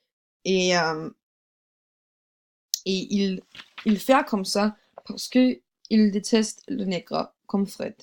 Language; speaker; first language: French; non-native, learner; English